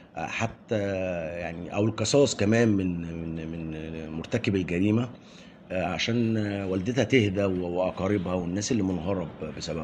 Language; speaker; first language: Arabic; native; Arabic